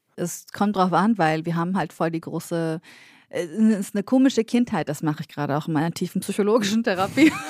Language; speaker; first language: German; early bilingual, other home language; Central Kurdish